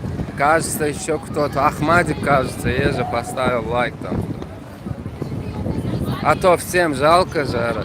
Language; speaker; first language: Russian; non-native, fluent; Turkmen